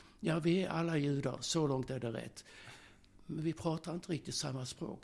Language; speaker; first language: Swedish; early bilingual, other home language; Slovak